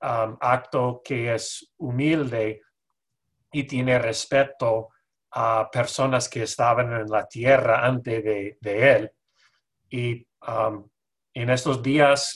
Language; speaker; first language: Spanish; non-native, fluent; English